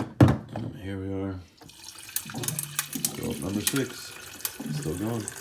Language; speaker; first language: English; native; English